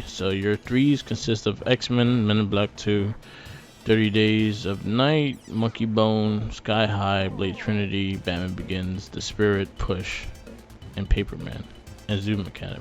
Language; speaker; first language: English; native; English